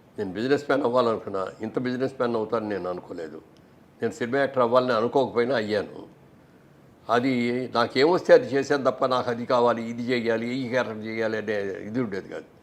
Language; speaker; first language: Telugu; native; Telugu